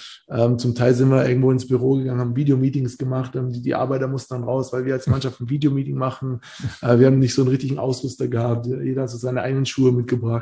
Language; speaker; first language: German; native; German